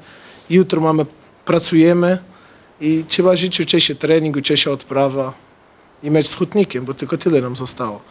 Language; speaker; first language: Polish; non-native, fluent; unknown